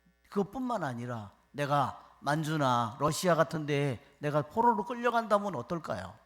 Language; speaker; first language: Korean; native; Korean